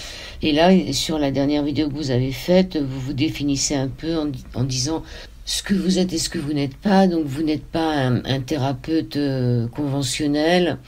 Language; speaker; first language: French; native; French